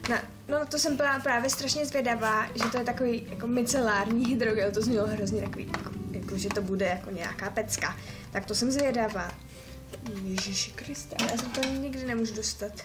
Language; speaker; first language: Czech; native; Czech